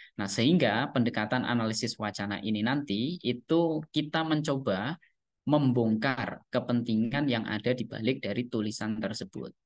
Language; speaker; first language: Indonesian; non-native, local second language; Javanese